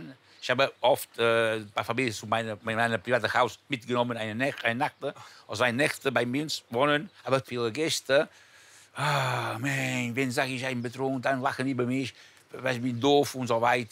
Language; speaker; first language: German; non-native, learner; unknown